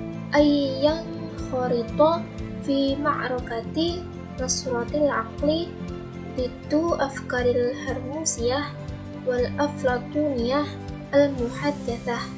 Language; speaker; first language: Arabic; non-native, learner; Indonesian